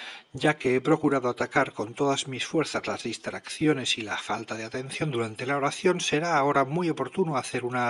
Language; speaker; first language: Spanish; native; Spanish